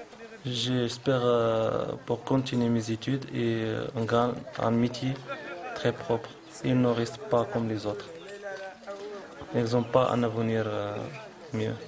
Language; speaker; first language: French; non-native, learner; Arabic